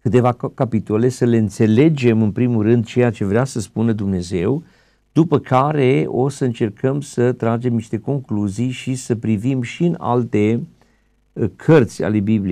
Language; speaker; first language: Romanian; native; Romanian